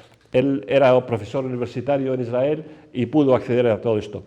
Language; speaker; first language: Spanish; non-native, fluent; Arabic